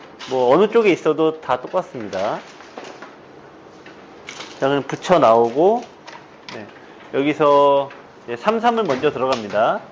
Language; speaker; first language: Korean; native; Korean